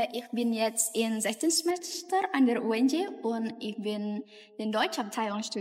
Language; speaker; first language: German; non-native, learner; Indonesian